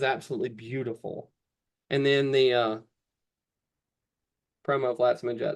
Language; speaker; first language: English; native; English